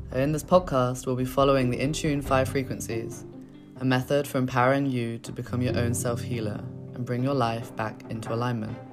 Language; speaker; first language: English; native; English